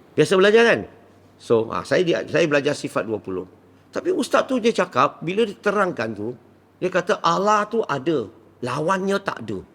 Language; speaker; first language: Malay; non-native, local second language; Min Nan Chinese